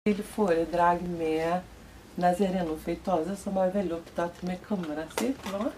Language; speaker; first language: Norwegian; non-native, fluent; Portuguese